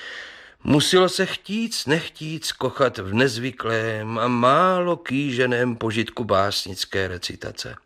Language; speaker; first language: Czech; native; Czech